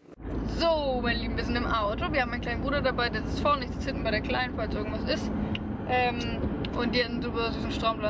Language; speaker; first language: German; native; German